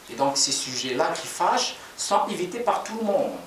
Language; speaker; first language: French; non-native, local second language; Kabyle